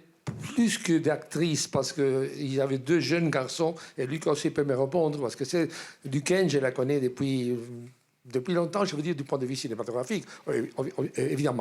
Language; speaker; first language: French; non-native, fluent; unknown